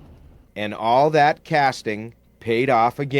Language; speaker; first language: English; native; English